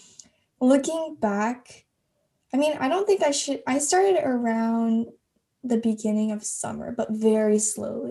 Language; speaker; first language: English; native; English